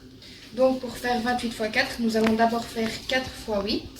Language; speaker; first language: French; native; French